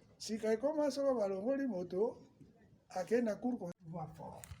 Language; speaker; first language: Lingala; native; Lingala